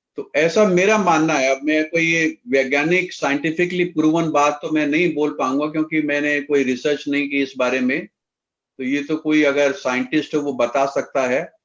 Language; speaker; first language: Hindi; native; Hindi